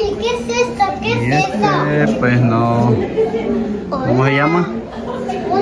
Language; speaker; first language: Spanish; early bilingual, other home language; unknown